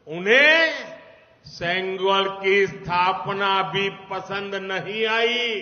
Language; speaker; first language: Hindi; non-native, local second language; Gujarati